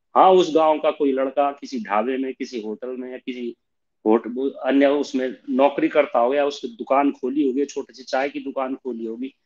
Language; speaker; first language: Hindi; native; Hindi